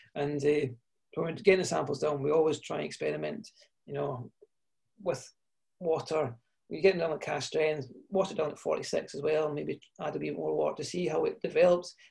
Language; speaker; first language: English; native; English